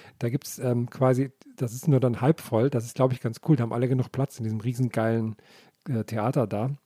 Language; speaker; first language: German; native; German